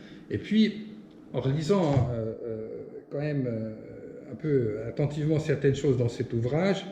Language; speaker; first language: French; native; French